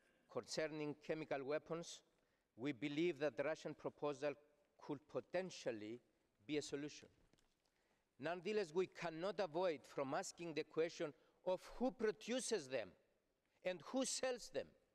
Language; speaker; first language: English; non-native, fluent; Greek